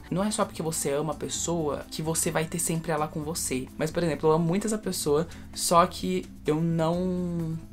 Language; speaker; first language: Portuguese; early bilingual, heritage; Portuguese